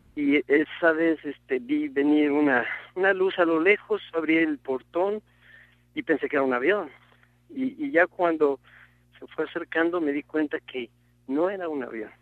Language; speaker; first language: Spanish; native; Spanish